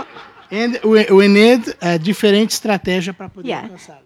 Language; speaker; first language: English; non-native, learner; Portuguese